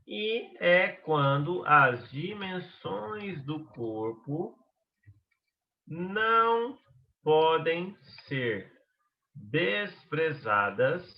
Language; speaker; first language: Portuguese; native; Portuguese